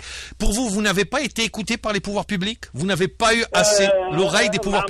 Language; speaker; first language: French; non-native, local second language; Arabic